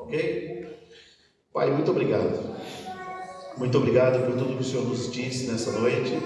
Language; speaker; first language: Portuguese; native; Portuguese